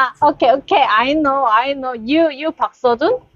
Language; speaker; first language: English; non-native, learner; Korean